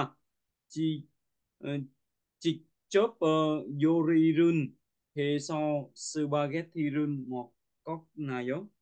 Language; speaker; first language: Korean; non-native, learner; Vietnamese